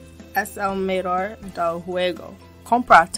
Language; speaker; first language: Spanish; non-native, learner; English